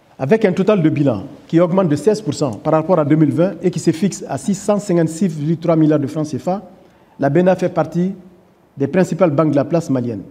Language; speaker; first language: French; non-native, local second language; Bambara